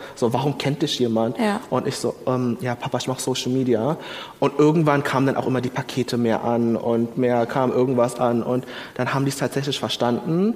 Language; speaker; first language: German; native; German